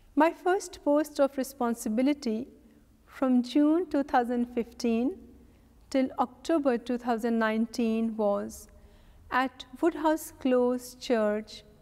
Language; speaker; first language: English; non-native, local second language; Punjabi